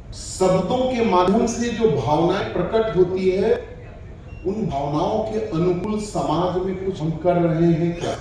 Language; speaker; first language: Hindi; native; Hindi